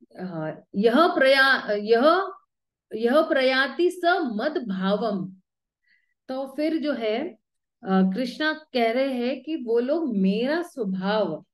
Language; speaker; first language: Hindi; native; Hindi